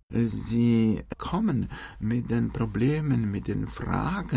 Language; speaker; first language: German; non-native, fluent; Czech